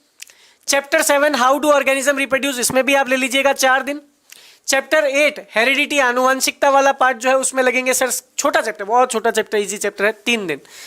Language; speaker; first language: Hindi; native; Hindi